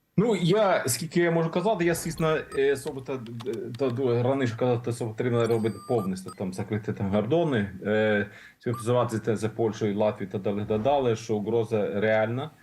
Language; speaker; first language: Ukrainian; non-native, learner; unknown